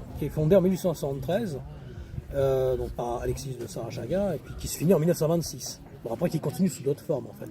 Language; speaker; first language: French; native; French